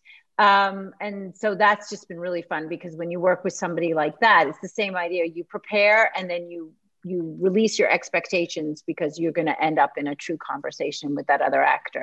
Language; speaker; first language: English; native; English